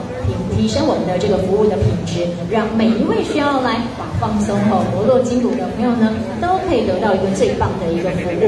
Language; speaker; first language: Chinese; native; Chinese